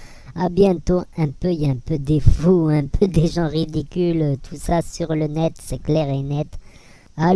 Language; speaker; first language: French; native; French